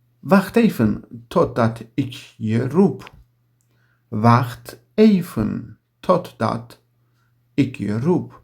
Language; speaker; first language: Dutch; non-native, learner; Turkish